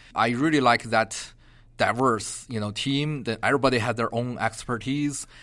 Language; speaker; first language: English; non-native, fluent; Chinese